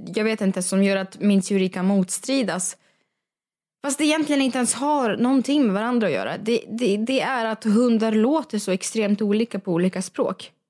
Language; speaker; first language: Swedish; non-native, fluent; Russian